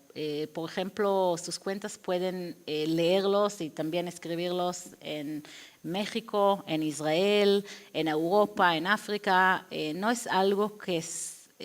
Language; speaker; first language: Spanish; non-native, fluent; Hebrew